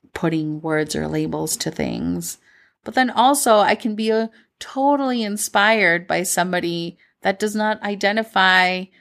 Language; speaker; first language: English; early bilingual, other home language; Spanish